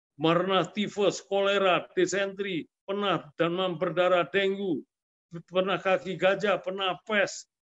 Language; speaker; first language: Indonesian; native; Indonesian